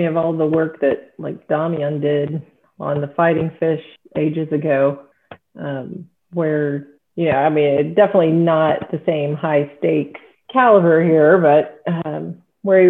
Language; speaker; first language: English; native; English